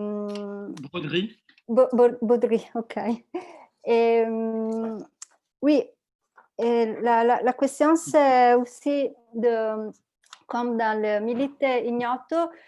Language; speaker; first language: French; non-native, learner; Italian